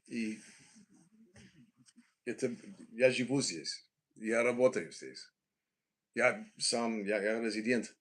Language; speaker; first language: Russian; non-native, learner; English